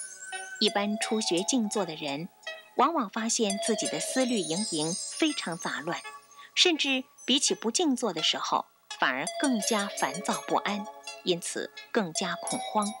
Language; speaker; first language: Chinese; native; Chinese